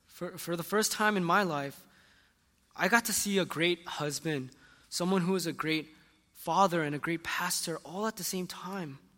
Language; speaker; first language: English; early bilingual, other home language; Korean